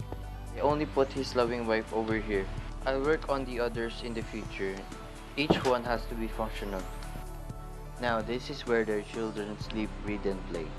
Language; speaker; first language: English; non-native, local second language; Filipino